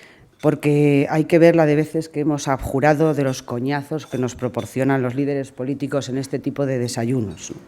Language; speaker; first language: Spanish; native; Spanish